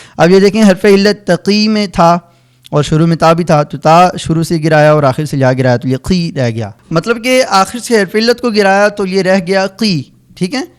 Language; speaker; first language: Urdu; native; Urdu